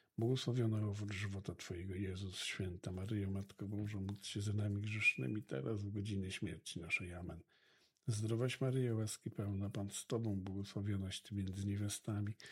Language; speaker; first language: Polish; native; Polish